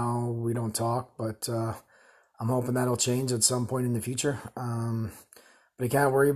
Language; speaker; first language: English; native; English